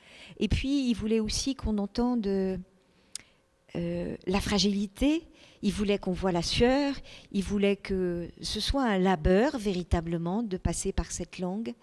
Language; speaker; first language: French; native; French